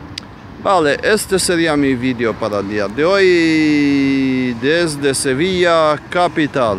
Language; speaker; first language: Spanish; non-native, fluent; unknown